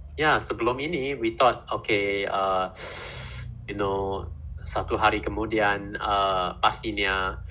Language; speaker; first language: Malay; non-native, fluent; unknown